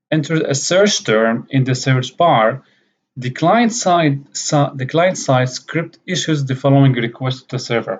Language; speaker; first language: English; non-native, fluent; Arabic